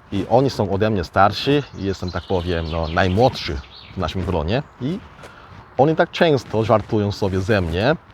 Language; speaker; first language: Polish; early bilingual, other home language; Korean